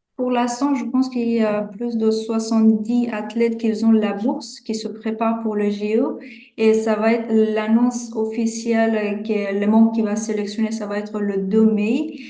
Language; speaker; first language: French; non-native, fluent; Persian